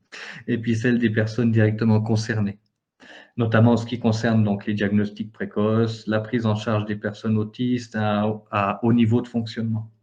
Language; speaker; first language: French; native; French